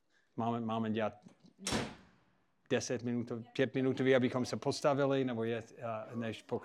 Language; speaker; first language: Czech; non-native, fluent; English